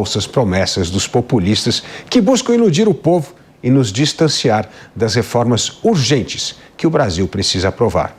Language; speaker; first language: Portuguese; native; Portuguese